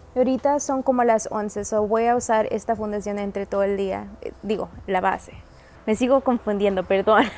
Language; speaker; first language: Spanish; early bilingual, heritage; Spanish